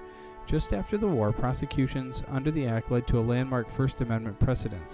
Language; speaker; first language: English; native; English